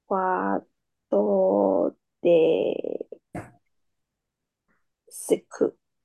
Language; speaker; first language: Japanese; non-native, learner; Chinese